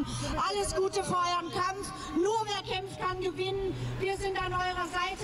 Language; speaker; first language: German; native; German